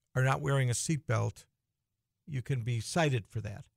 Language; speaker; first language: English; native; English